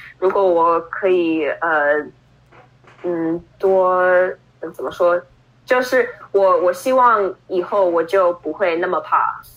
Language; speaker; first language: Chinese; non-native, fluent; English